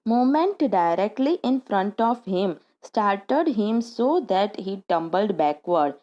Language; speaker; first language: English; non-native, local second language; Gujarati